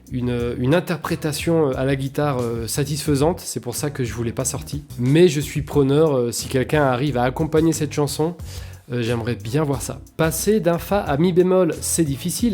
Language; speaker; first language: French; native; French